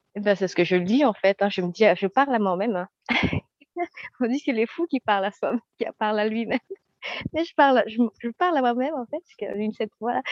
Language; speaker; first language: French; non-native, local second language; Malagasy